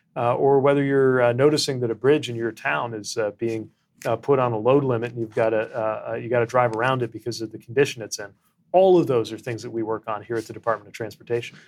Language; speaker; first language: English; native; English